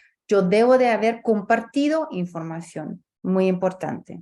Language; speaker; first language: Spanish; early bilingual, heritage; Spanish